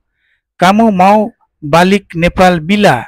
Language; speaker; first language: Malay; non-native, fluent; Nepali